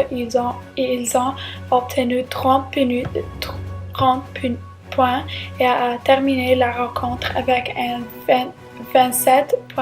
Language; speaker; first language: French; non-native, learner; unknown